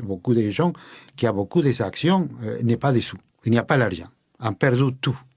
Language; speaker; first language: French; non-native, fluent; Spanish